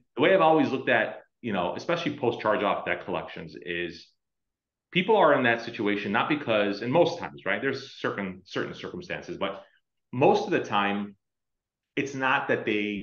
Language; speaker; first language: English; native; English